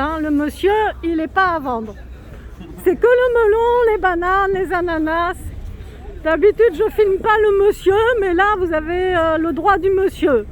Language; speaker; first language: French; native; French